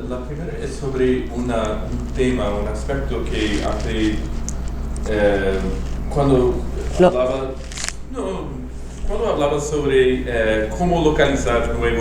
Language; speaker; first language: Spanish; non-native, fluent; Portuguese